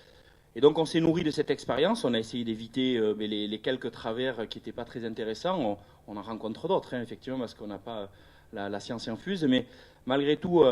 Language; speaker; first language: French; native; French